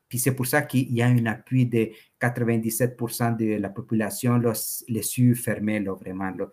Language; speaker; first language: French; non-native, fluent; Spanish